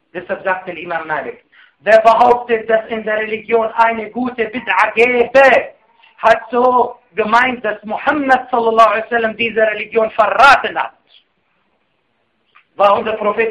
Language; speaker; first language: German; non-native, fluent; Arabic